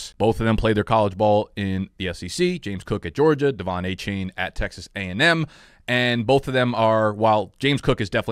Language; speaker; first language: English; native; English